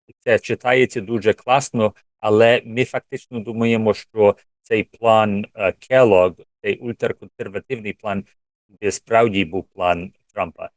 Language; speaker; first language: Ukrainian; early bilingual, heritage; English